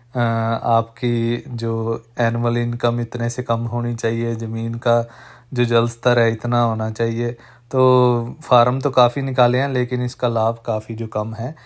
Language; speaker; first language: Hindi; non-native, local second language; Punjabi